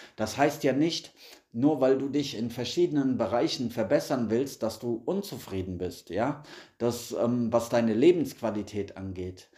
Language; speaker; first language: German; native; German